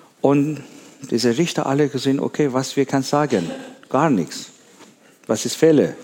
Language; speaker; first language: German; non-native, learner; Persian